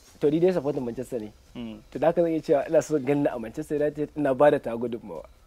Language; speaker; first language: Hausa; native; Hausa